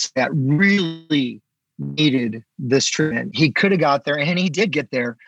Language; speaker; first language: English; native; English